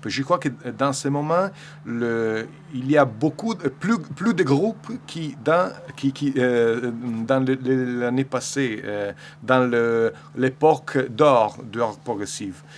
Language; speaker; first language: French; non-native, learner; Italian